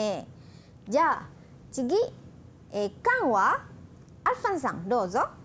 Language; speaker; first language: Japanese; non-native, fluent; Malay